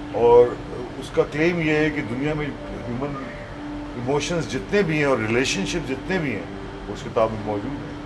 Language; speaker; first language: Urdu; non-native, local second language; Punjabi